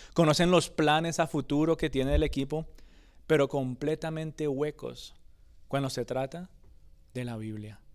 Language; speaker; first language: Spanish; early bilingual, other home language; English